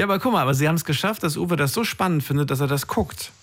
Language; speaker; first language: German; native; German